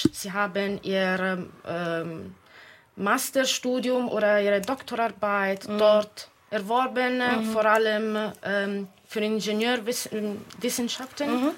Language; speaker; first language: German; non-native, fluent; Italian